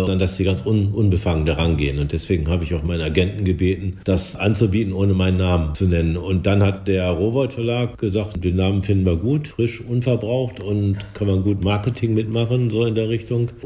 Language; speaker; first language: German; native; German